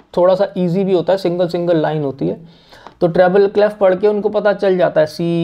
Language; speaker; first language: Hindi; native; Hindi